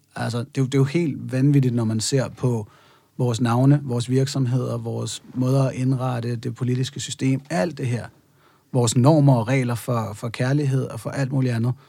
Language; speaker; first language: Danish; native; Danish